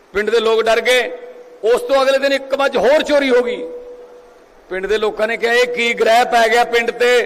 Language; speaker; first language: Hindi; non-native, local second language; Punjabi